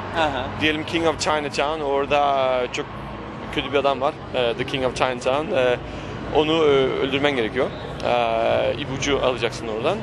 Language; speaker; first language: Turkish; early bilingual, heritage; Turkish